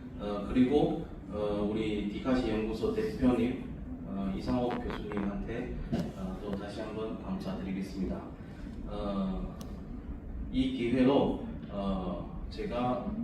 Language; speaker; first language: Korean; non-native, fluent; Chinese